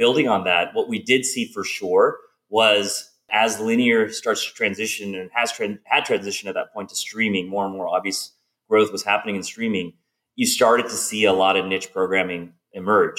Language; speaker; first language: English; native; English